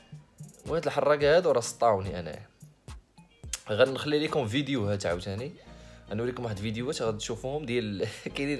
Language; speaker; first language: Arabic; native; Arabic